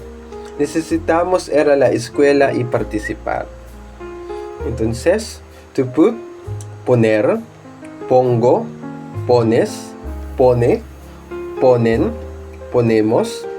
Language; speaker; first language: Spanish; non-native, learner; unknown